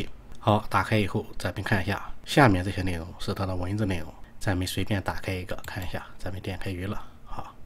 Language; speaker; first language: Chinese; native; Chinese